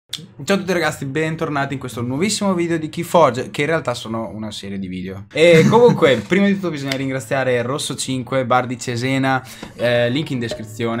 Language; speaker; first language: Italian; native; Italian